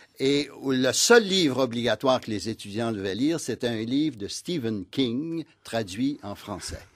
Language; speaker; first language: French; native; French